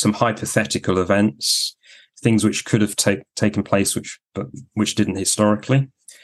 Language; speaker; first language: English; native; English